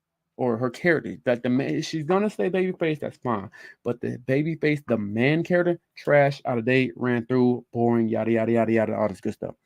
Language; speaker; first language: English; native; English